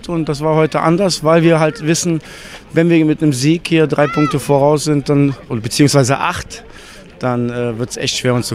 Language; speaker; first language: German; native; German